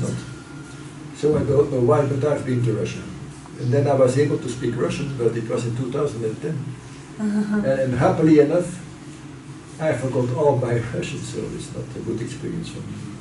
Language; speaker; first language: English; non-native, fluent; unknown